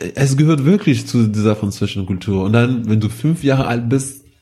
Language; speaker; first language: German; non-native, fluent; French